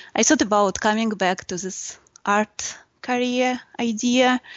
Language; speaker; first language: English; non-native, fluent; Russian